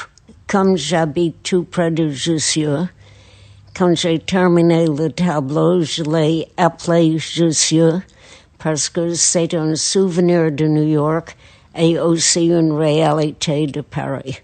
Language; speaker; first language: French; non-native, fluent; English